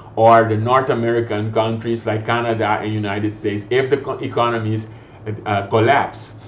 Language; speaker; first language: English; non-native, fluent; Papiamento